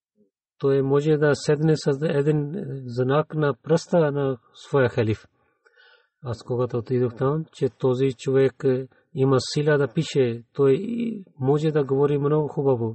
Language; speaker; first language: Bulgarian; non-native, learner; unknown